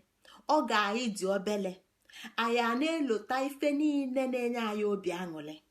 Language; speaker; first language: Igbo; native; Igbo